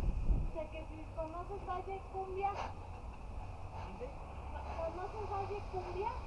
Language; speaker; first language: Spanish; native; Spanish